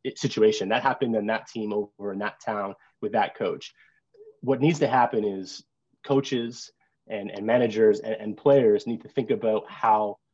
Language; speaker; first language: English; native; English